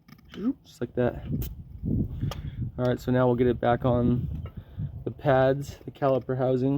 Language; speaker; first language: English; native; English